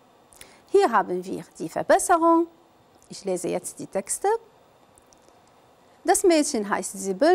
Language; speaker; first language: German; non-native, fluent; Arabic